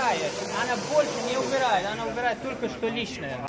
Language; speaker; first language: Russian; non-native, learner; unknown